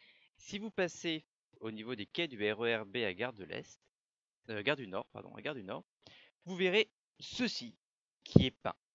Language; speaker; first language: French; native; French